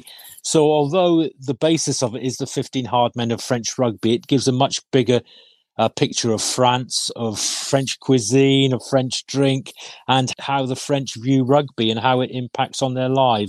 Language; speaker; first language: English; non-native, local second language; Welsh